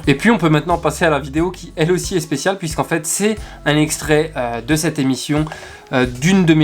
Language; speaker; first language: French; native; French